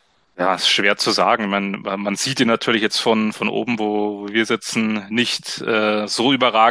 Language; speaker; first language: German; native; German